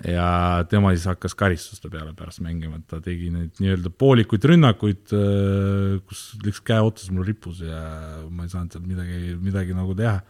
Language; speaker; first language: Estonian; non-native, local second language; Russian